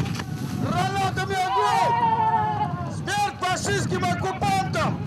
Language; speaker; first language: Russian; native; Russian